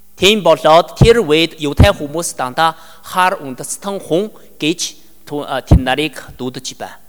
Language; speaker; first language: Mongolian; non-native, learner; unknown